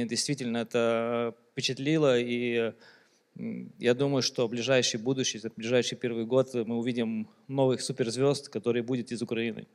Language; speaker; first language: Russian; non-native, local second language; Lithuanian